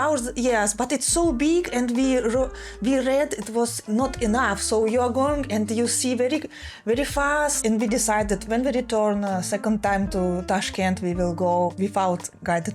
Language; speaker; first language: English; non-native, fluent; Russian